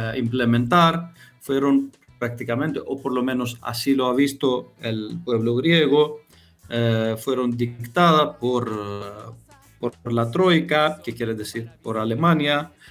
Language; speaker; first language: Spanish; non-native, fluent; Greek